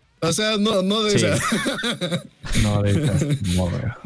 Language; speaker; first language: Spanish; native; Spanish